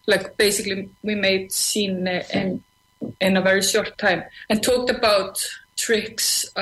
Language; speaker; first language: English; non-native, fluent; Icelandic